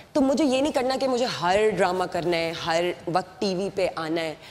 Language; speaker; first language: Urdu; native; Urdu